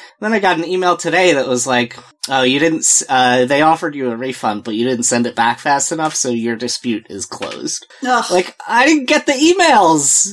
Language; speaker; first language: English; native; English